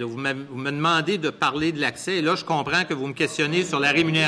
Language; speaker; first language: French; native; French